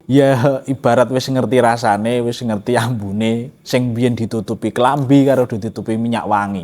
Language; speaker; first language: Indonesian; native; Indonesian